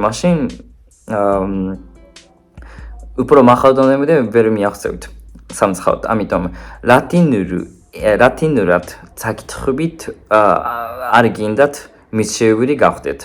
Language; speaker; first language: Georgian; non-native, fluent; Japanese